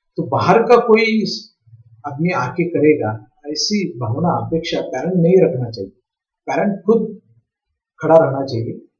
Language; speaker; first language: Hindi; non-native, local second language; Marathi